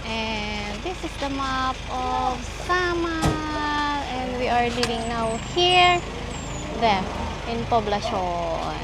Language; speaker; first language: English; non-native, local second language; Filipino